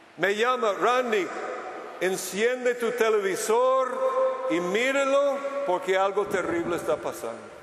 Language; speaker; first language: Spanish; non-native, fluent; English